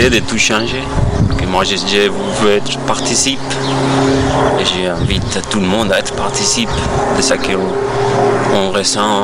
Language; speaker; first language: French; non-native, fluent; Spanish